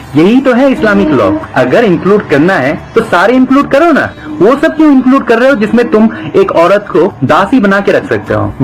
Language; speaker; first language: Hindi; non-native, fluent; Bangla